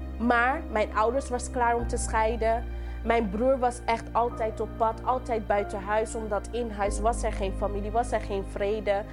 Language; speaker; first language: Dutch; non-native, local second language; English